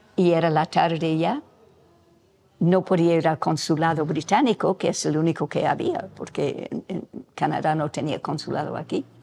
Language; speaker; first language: Spanish; non-native, fluent; English